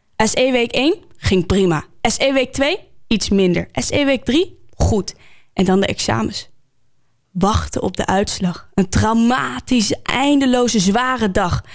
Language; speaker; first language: Dutch; native; Dutch